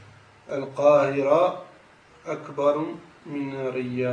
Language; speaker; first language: Arabic; non-native, learner; French